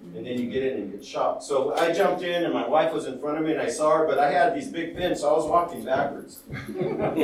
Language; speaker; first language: English; native; English